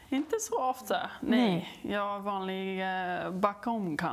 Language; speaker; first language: Swedish; non-native, learner; English